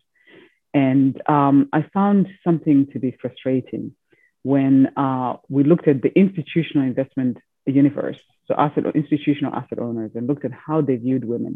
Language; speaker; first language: English; non-native, local second language; Shona